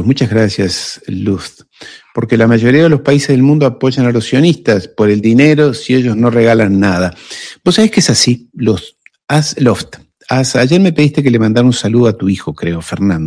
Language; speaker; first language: Spanish; native; Spanish